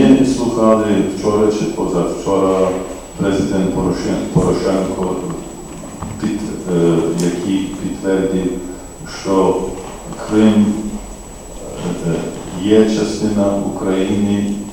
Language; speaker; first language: Ukrainian; non-native, fluent; English